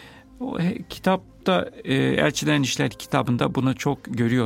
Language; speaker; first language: Turkish; non-native, fluent; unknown